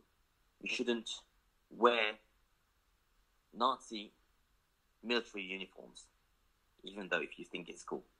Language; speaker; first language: English; non-native, fluent; Japanese